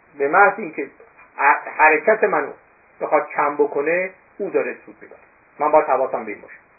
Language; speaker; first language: Persian; non-native, local second language; Azerbaijani